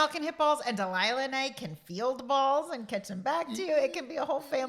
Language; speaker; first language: English; native; English